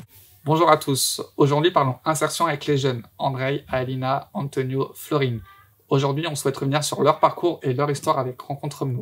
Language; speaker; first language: French; native; French